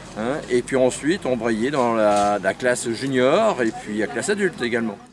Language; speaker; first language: French; native; French